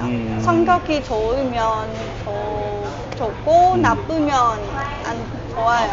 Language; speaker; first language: Korean; non-native, learner; Vietnamese